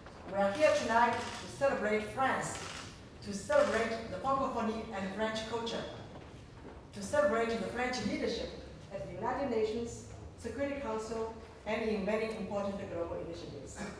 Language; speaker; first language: English; non-native, fluent; Chinese